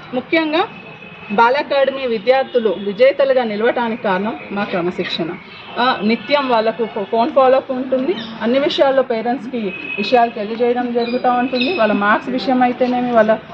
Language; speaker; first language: Telugu; native; Telugu